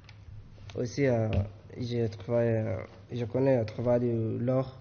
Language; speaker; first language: French; non-native, learner; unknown